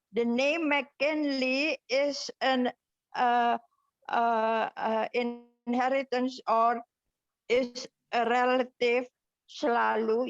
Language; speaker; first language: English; non-native, fluent; Indonesian